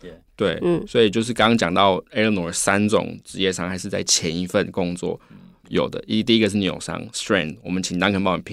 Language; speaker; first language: Chinese; native; Chinese